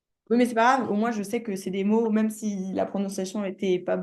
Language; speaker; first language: French; native; French